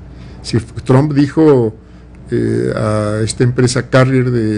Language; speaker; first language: Spanish; native; Spanish